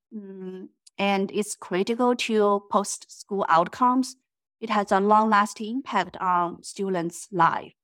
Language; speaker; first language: English; non-native, fluent; Chinese